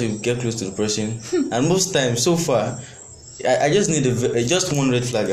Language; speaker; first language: English; non-native, local second language; Yoruba